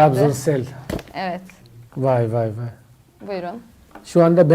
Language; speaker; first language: Turkish; non-native, learner; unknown